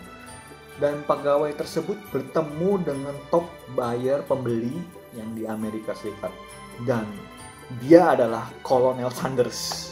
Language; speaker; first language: Indonesian; native; Indonesian